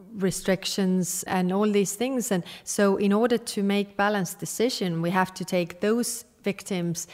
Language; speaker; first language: English; non-native, fluent; Estonian